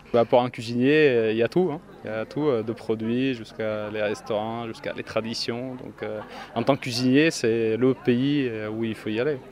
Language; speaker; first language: French; non-native, fluent; Arabic